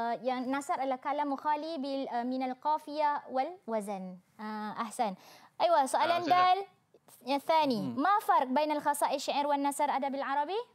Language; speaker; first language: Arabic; non-native, fluent; Malay